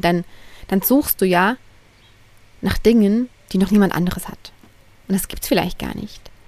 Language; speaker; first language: German; native; German